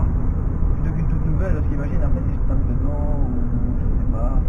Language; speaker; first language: French; native; French